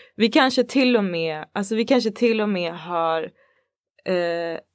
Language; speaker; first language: Swedish; early bilingual, other home language; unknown